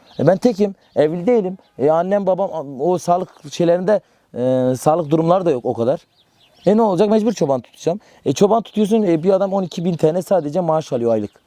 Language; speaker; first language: Turkish; native; Turkish